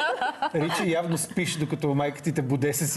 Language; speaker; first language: Bulgarian; native; Bulgarian